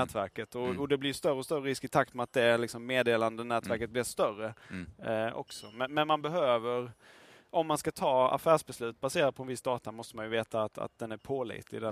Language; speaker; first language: Swedish; native; Swedish